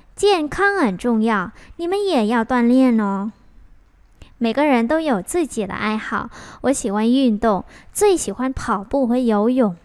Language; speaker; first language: Chinese; non-native, fluent; Vietnamese